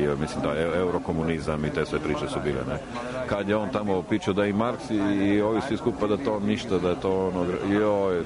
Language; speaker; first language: Croatian; native; Croatian